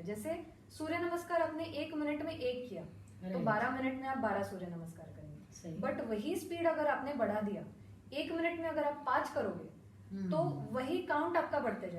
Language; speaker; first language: Hindi; non-native, local second language; Marathi